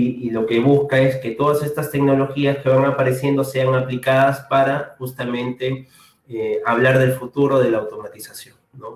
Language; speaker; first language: Spanish; native; Spanish